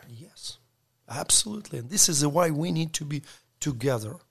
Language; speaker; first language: English; non-native, learner; Ukrainian